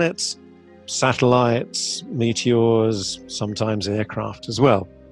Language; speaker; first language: English; native; English